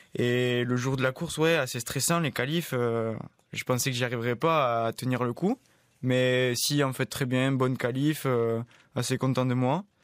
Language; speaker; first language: French; native; French